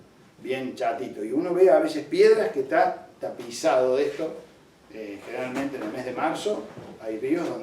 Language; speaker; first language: Spanish; native; Spanish